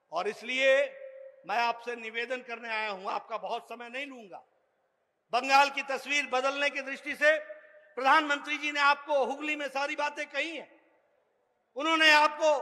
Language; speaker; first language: Hindi; native; Hindi